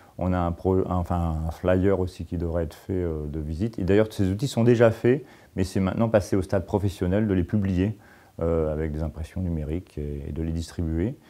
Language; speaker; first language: French; native; French